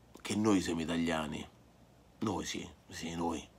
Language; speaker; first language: Italian; native; Italian